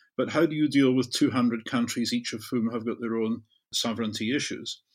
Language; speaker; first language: English; native; English